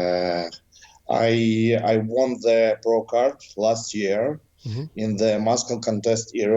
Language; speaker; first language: English; non-native, learner; Ukrainian